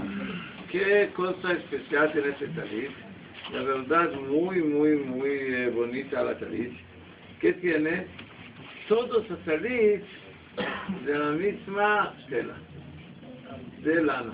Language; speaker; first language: Spanish; non-native, learner; Hebrew